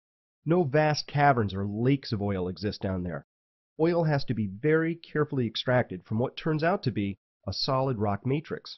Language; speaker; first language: English; native; English